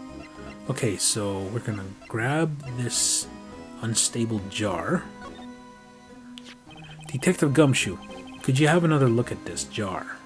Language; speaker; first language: English; native; English